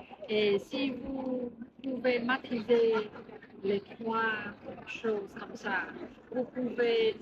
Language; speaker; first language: French; non-native, learner; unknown